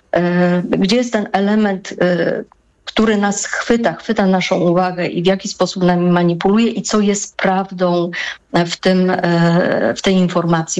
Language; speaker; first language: Polish; native; Polish